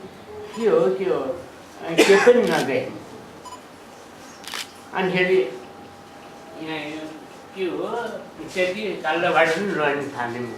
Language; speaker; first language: Nepali; non-native, local second language; Newari